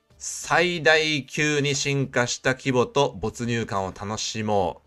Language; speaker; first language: Japanese; native; Japanese